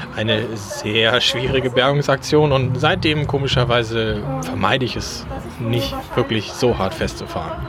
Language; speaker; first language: German; native; German